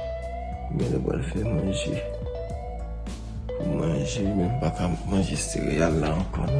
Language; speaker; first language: French; non-native, learner; Haitian Creole